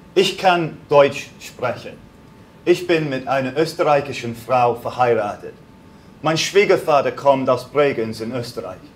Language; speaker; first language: German; non-native, fluent; English